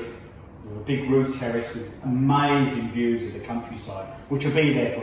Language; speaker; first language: English; native; English